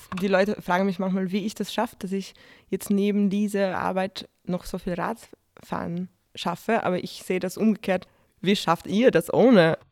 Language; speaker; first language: German; non-native, fluent; Polish